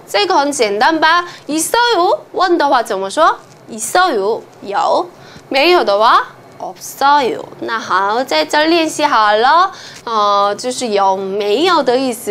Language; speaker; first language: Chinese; non-native, fluent; Korean